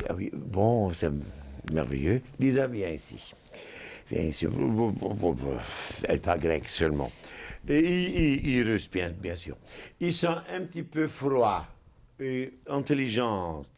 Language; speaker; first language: French; non-native, fluent; German